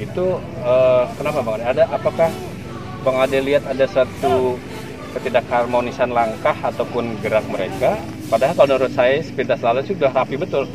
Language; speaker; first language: Indonesian; native; Indonesian